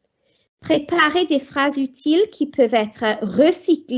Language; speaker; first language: French; non-native, fluent; Welsh